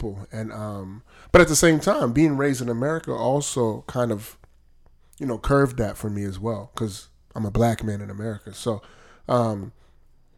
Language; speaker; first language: English; native; English